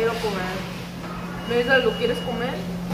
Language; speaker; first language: Spanish; early bilingual, other home language; Korean